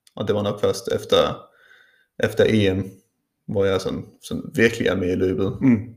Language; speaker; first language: Danish; non-native, local second language; Faroese